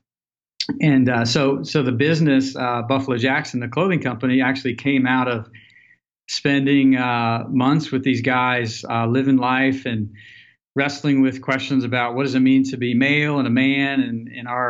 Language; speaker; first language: English; native; English